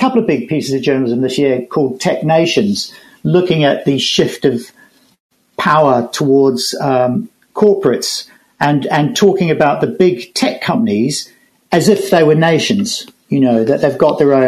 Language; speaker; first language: English; native; English